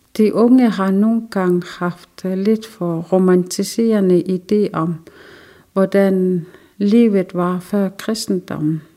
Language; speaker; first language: Danish; non-native, local second language; Kalaallisut